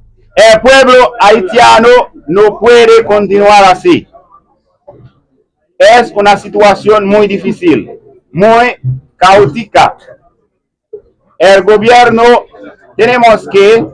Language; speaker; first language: Spanish; non-native, learner; Haitian Creole